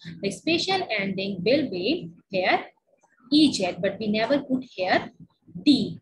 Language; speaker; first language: English; non-native, local second language; Hindi